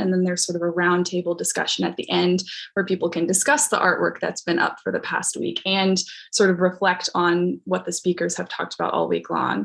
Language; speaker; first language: English; native; English